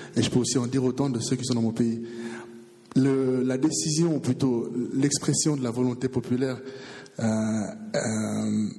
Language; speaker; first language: French; early bilingual, other home language; Portuguese